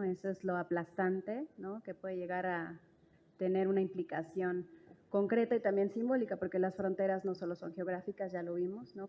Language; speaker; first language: Spanish; native; Spanish